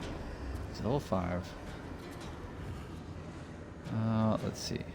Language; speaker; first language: English; native; English